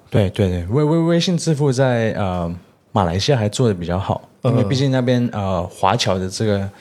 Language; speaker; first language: Chinese; early bilingual, heritage; Chinese